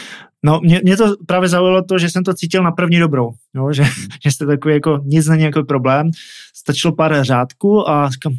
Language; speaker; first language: Czech; native; Czech